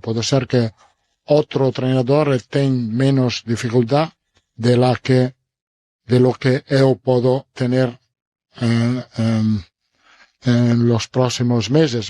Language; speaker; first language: Spanish; non-native, fluent; Italian